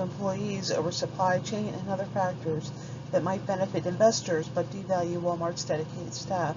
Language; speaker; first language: English; native; English